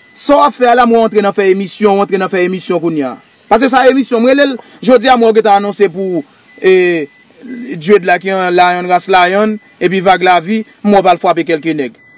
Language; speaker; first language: Haitian Creole; native; Haitian Creole